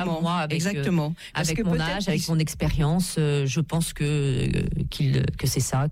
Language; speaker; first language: French; native; French